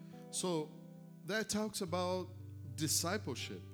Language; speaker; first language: English; non-native, fluent; Portuguese